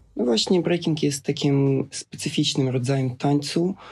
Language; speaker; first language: Polish; non-native, fluent; Russian